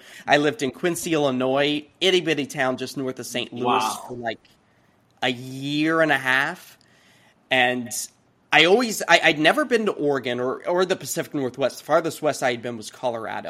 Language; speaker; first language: English; native; English